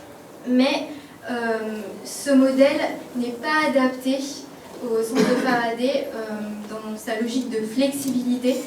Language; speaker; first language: French; native; French